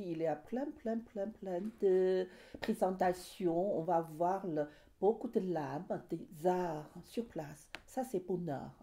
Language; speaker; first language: French; non-native, learner; Chinese